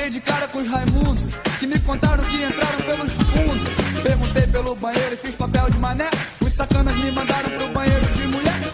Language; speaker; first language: French; non-native, fluent; Portuguese